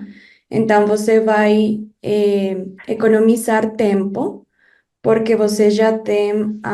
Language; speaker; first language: Portuguese; non-native, fluent; Spanish